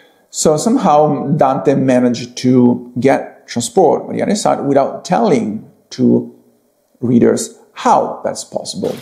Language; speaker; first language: English; non-native, fluent; Italian